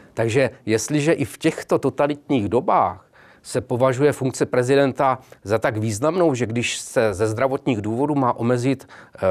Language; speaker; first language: Czech; native; Czech